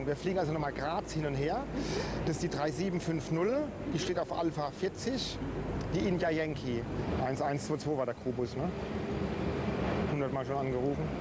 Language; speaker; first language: German; native; German